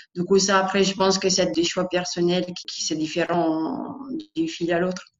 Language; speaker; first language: French; non-native, fluent; Italian